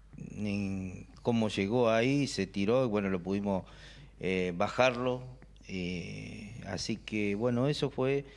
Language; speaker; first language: Spanish; native; Spanish